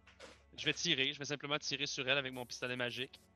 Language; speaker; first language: French; native; French